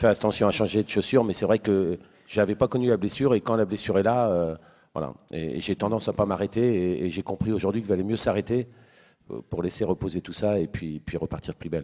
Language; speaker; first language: French; native; French